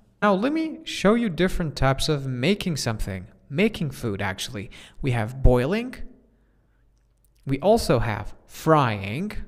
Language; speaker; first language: English; non-native, fluent; Persian